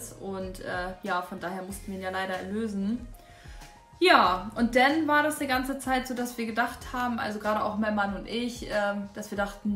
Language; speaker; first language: German; native; German